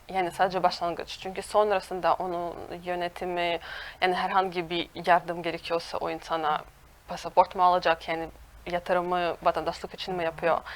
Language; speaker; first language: Turkish; non-native, fluent; Russian